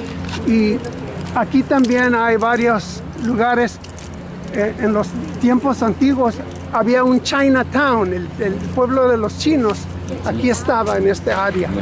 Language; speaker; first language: Spanish; early bilingual, other home language; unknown